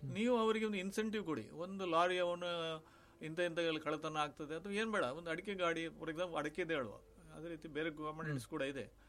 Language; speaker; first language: Kannada; non-native, local second language; Konkani